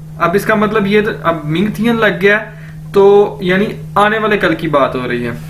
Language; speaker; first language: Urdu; native; Urdu